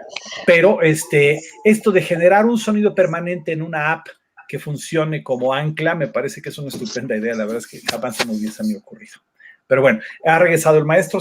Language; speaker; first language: Spanish; native; Spanish